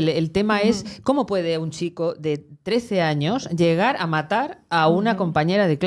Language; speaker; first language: Spanish; native; Spanish